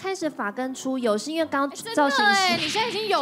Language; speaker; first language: Chinese; native; Chinese